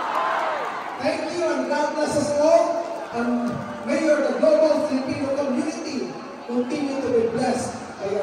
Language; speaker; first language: English; non-native, local second language; Filipino